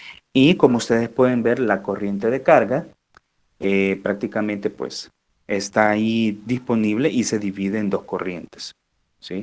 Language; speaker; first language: Spanish; native; Spanish